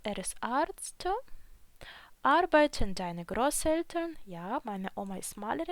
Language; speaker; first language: German; non-native, fluent; Ukrainian